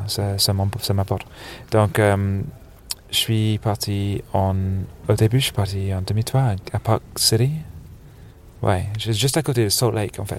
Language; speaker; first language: French; non-native, fluent; English